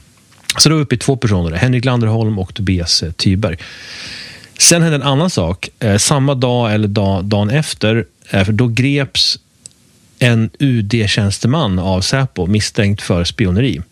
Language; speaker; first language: Swedish; native; Swedish